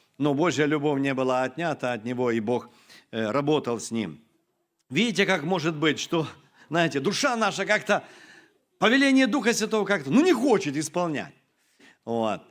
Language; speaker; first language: Russian; non-native, local second language; Ukrainian